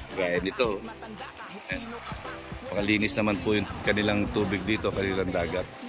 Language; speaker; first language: Filipino; native; Filipino